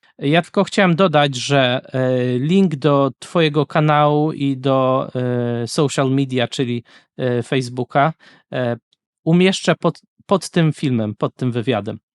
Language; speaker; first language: Polish; native; Polish